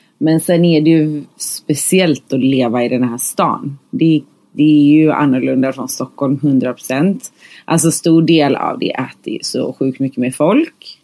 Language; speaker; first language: Swedish; native; Swedish